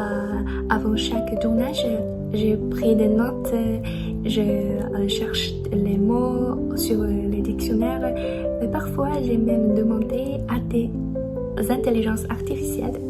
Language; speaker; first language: French; non-native, learner; Chinese